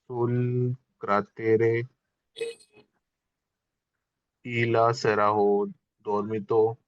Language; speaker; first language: Italian; non-native, learner; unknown